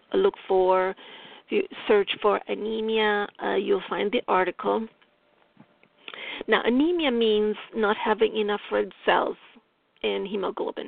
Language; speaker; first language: English; non-native, fluent; Italian